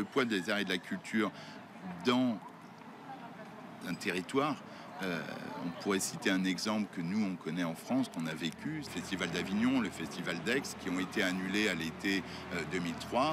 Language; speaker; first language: French; native; French